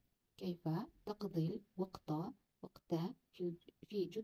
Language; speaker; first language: Arabic; non-native, learner; Kazakh